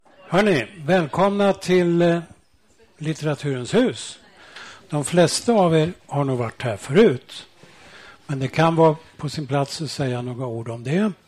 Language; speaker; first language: Swedish; early bilingual, heritage; Swedish